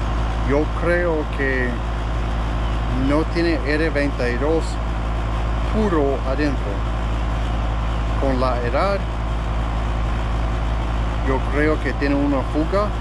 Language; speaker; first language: Spanish; non-native, fluent; English